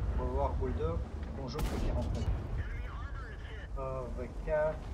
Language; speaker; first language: French; non-native, learner; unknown